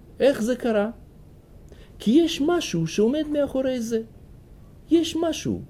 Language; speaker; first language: Hebrew; non-native, fluent; Russian